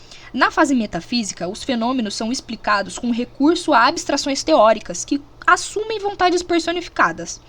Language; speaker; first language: Portuguese; native; Portuguese